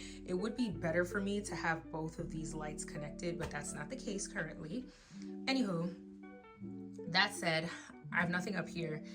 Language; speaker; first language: English; native; English